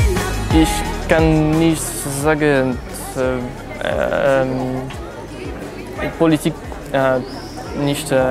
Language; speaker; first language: German; non-native, learner; French